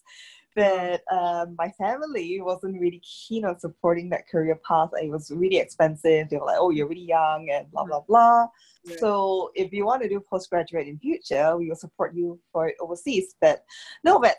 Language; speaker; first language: English; native; English